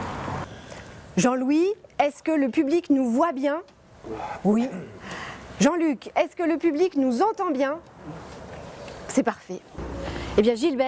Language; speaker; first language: French; native; French